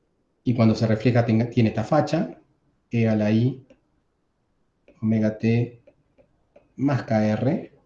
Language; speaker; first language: Spanish; native; Spanish